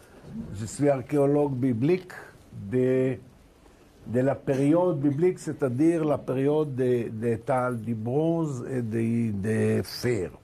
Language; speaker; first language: French; non-native, learner; Hebrew